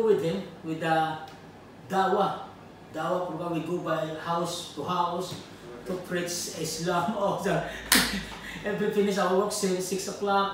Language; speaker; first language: English; non-native, learner; Filipino